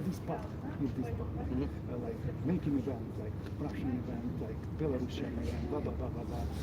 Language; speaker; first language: English; non-native, learner; Ukrainian